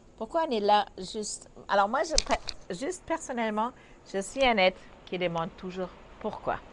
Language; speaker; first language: French; non-native, fluent; German